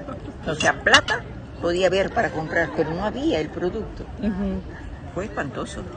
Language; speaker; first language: Spanish; native; Spanish